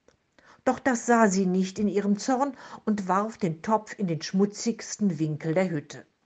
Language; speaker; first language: German; native; German